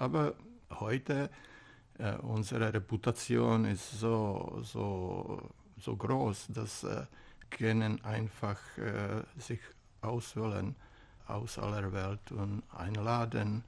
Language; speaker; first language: German; non-native, fluent; Czech